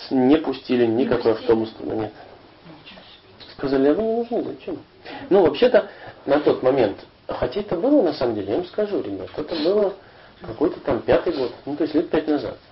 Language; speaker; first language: Russian; native; Russian